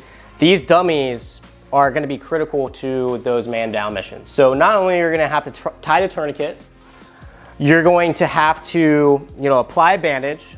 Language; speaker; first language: English; native; English